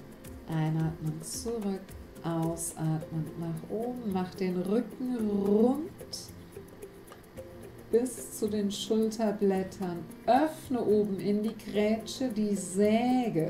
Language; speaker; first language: German; native; German